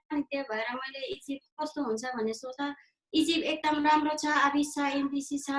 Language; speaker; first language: Nepali; non-native, local second language; Eastern Tamang